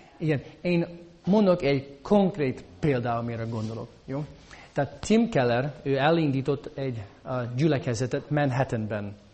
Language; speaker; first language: Hungarian; non-native, fluent; English